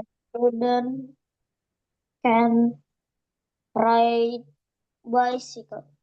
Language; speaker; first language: English; non-native, learner; Indonesian